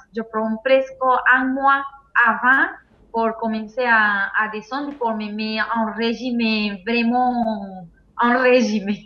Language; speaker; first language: French; non-native, fluent; Spanish